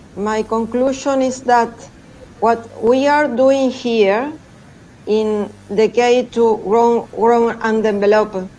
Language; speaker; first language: English; non-native, learner; Spanish